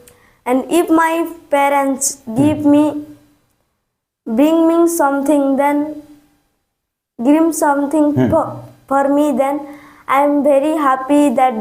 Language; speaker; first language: English; non-native, learner; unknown